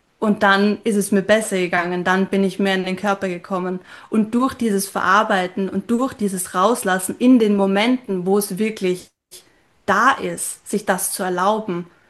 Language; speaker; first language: German; native; German